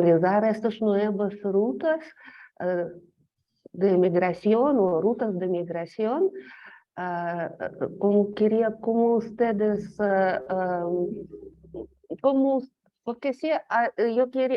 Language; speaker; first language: Spanish; non-native, fluent; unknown